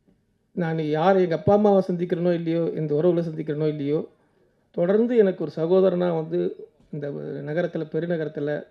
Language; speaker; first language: Tamil; native; Tamil